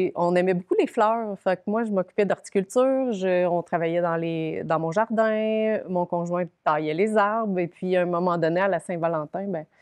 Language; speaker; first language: French; native; French